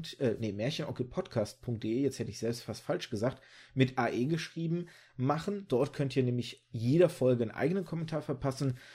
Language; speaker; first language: German; early bilingual, other home language; Russian